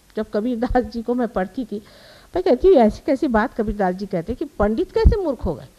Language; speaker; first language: Hindi; non-native, local second language; Marathi